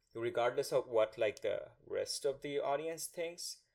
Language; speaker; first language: English; non-native, local second language; Bangla